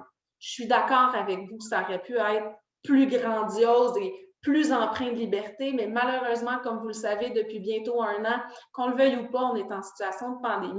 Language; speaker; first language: French; native; French